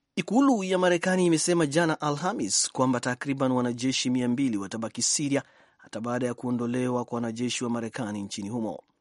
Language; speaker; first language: Swahili; non-native, local second language; Kikuyu